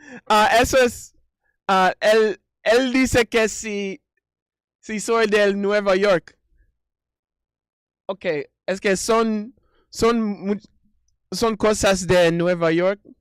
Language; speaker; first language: Spanish; non-native, learner; English